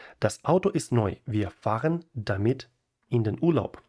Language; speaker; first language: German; non-native, fluent; Ukrainian